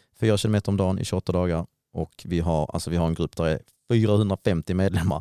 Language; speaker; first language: Swedish; native; Swedish